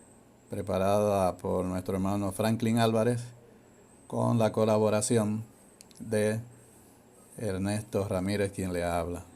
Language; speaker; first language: Spanish; native; Spanish